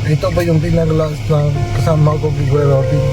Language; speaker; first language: Filipino; non-native, learner; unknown